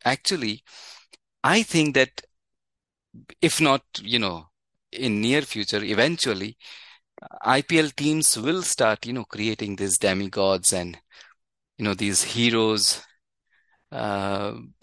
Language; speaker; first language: English; non-native, local second language; Gujarati